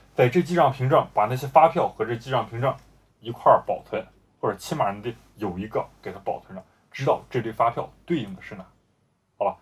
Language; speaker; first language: Chinese; native; Chinese